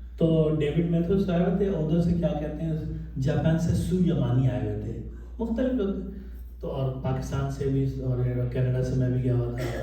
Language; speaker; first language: Urdu; native; Urdu